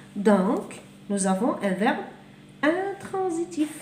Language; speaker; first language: French; non-native, local second language; Arabic